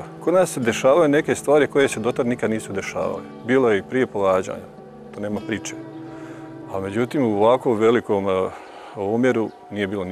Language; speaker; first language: Croatian; native; Croatian